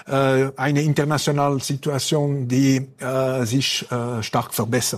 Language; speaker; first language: German; non-native, local second language; French